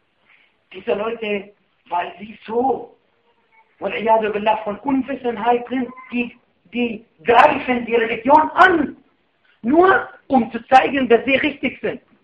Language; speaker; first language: German; non-native, fluent; Arabic